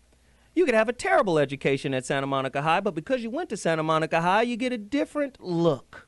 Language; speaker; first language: English; native; English